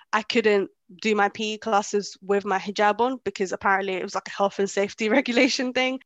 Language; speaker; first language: English; early bilingual, other home language; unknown